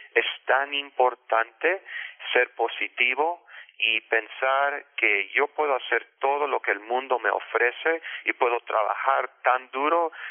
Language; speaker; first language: Spanish; early bilingual, heritage; Spanish